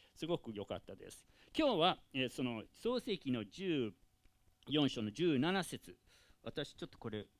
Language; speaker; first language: Japanese; non-native, fluent; English